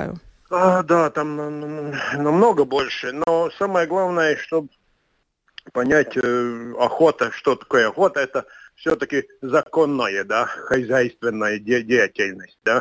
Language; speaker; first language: Russian; non-native, local second language; Latvian